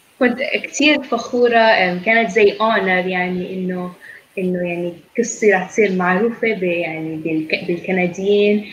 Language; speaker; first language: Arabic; early bilingual, heritage; Arabic